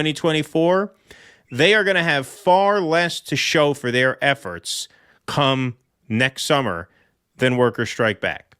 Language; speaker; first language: English; native; English